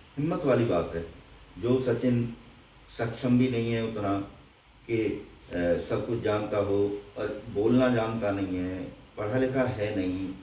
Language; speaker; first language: Hindi; native; Hindi